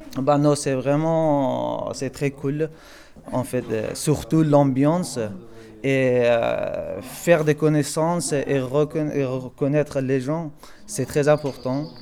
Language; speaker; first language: French; non-native, fluent; Persian